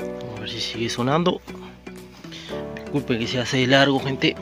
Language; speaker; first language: Spanish; native; Spanish